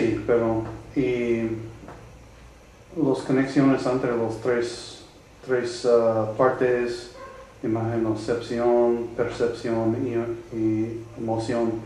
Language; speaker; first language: Spanish; non-native, learner; English